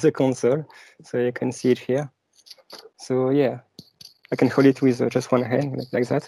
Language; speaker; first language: English; non-native, fluent; French